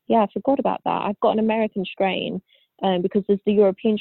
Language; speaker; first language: English; native; English